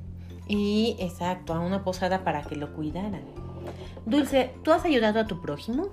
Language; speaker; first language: Spanish; native; Spanish